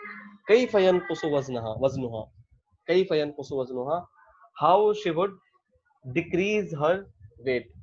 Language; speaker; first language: Arabic; non-native, fluent; Urdu